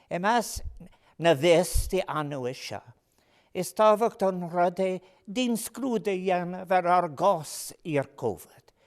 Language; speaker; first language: Irish; non-native, local second language; English